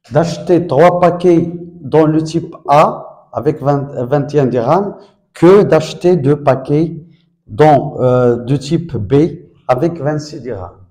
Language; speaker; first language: French; non-native, local second language; Arabic